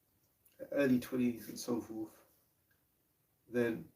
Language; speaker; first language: English; native; English